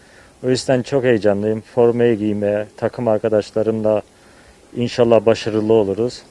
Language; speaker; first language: Turkish; early bilingual, heritage; Turkish